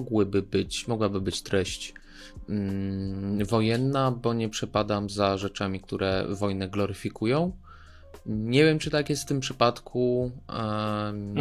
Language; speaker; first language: Polish; native; Polish